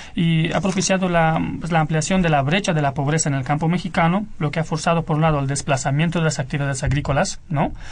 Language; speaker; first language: Spanish; non-native, fluent; Romanian